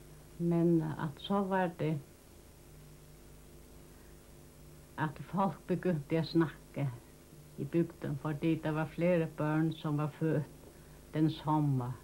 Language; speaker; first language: Danish; non-native, local second language; Faroese